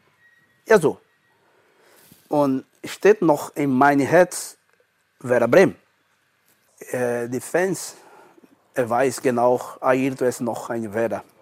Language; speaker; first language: German; non-native, learner; Portuguese